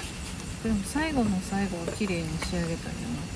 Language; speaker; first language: Japanese; native; Japanese